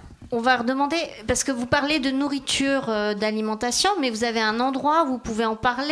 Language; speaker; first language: French; native; French